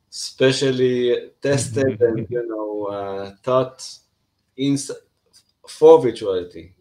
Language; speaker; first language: English; non-native, fluent; Hebrew